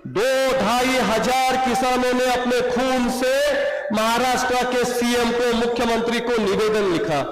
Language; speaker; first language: Hindi; non-native, local second language; Marathi